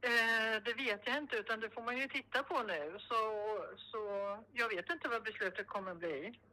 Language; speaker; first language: Swedish; native; Swedish